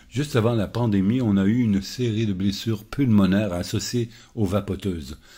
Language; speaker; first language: French; native; French